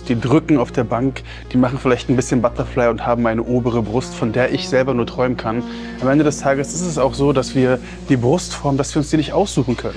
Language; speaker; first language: German; native; German